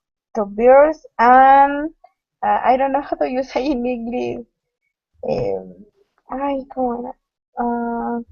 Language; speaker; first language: English; non-native, learner; Spanish